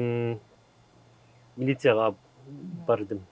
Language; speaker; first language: Kyrgyz; non-native, learner; German